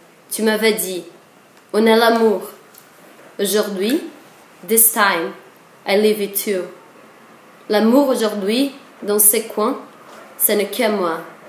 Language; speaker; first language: French; non-native, fluent; Portuguese